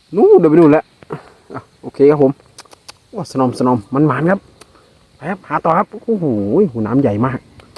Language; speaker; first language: Thai; native; Thai